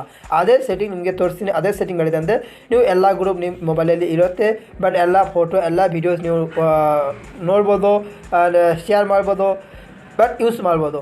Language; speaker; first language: Kannada; non-native, local second language; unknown